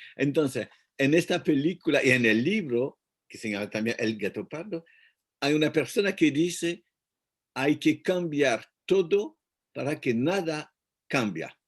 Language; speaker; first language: Spanish; non-native, fluent; French